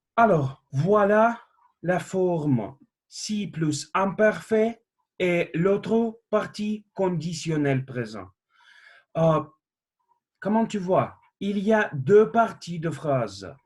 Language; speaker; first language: French; non-native, fluent; Russian